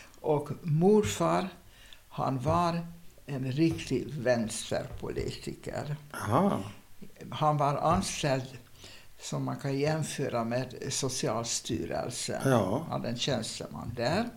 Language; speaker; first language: Swedish; non-native, fluent; Hungarian